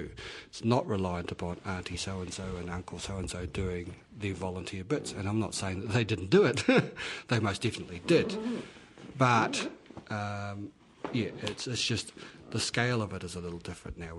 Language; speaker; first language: English; native; English